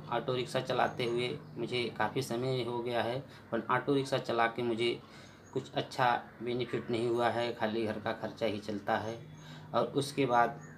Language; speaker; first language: Hindi; native; Hindi